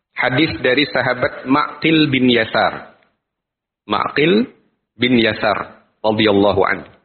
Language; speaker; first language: Indonesian; native; Indonesian